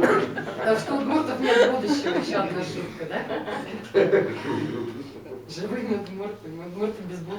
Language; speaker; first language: Russian; native; Russian